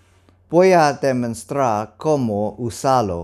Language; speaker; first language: Spanish; non-native, learner; Cantonese